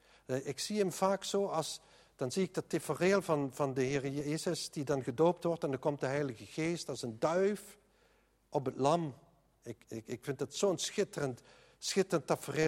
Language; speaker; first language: Dutch; native; Dutch